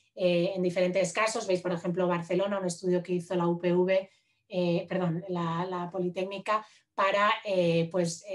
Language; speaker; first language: Spanish; native; Spanish